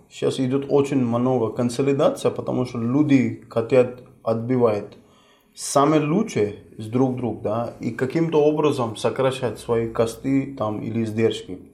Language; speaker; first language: Russian; non-native, fluent; Hindi